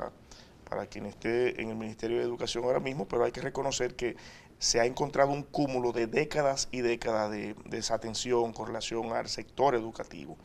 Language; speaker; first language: Spanish; native; Spanish